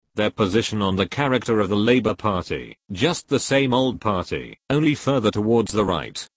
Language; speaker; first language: English; native; English